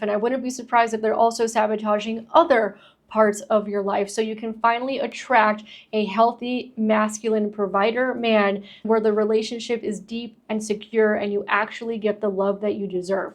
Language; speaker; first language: English; native; English